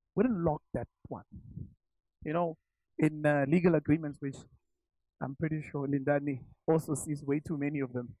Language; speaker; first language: English; non-native, local second language; Zulu